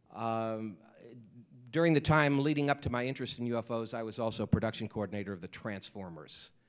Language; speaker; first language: English; native; English